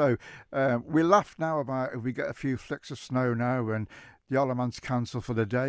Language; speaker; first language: English; native; English